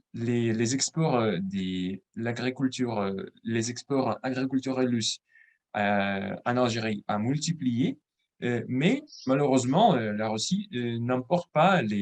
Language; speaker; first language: French; non-native, fluent; Russian